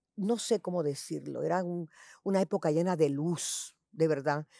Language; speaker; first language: Spanish; early bilingual, heritage; Spanish